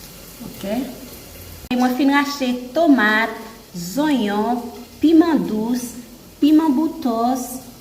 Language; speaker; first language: French; early bilingual, heritage; Haitian Creole